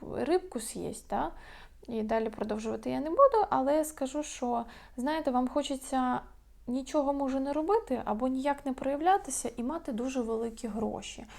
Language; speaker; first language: Ukrainian; non-native, local second language; Russian